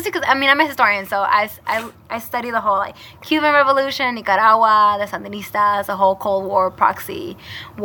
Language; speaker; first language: English; non-native, fluent; Spanish